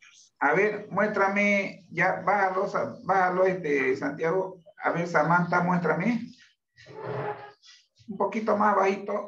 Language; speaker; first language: Spanish; native; Spanish